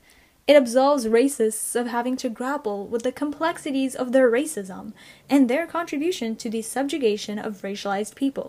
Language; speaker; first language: English; native; English